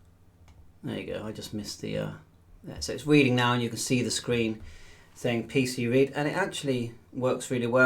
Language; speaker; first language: English; native; English